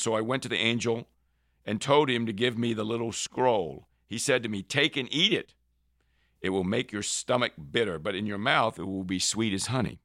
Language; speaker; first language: English; native; English